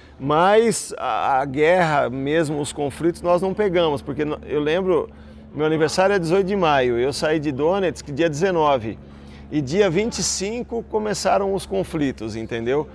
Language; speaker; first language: Portuguese; native; Portuguese